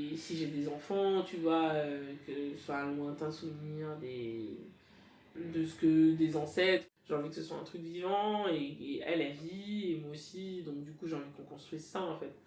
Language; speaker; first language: French; early bilingual, other home language; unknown